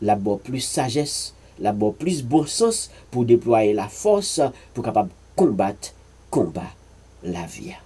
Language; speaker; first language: French; non-native, learner; Haitian Creole